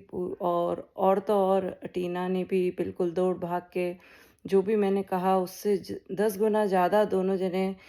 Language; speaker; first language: Hindi; native; Hindi